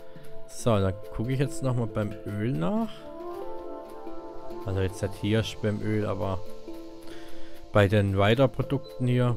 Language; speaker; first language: German; native; German